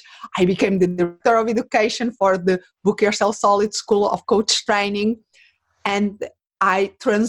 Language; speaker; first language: English; non-native, fluent; Portuguese